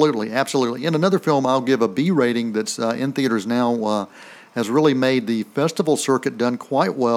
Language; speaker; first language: English; native; English